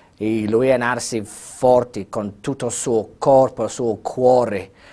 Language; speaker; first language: Italian; non-native, learner; English